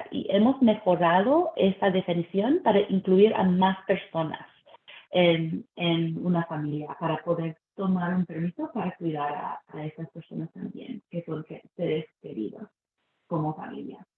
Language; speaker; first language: Spanish; early bilingual, heritage; Spanish